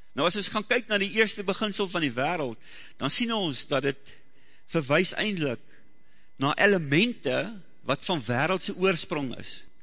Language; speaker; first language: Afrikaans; native; Afrikaans